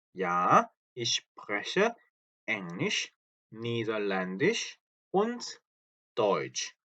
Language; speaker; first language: German; non-native, fluent; Korean